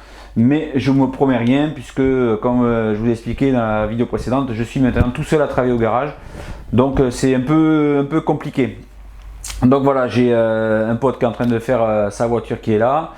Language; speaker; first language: French; native; French